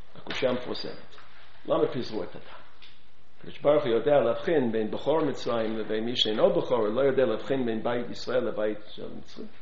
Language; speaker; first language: Hebrew; non-native, fluent; English